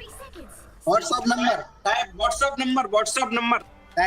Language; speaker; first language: English; non-native, learner; Hindi